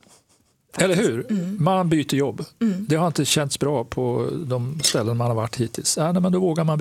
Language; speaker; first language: Swedish; native; Swedish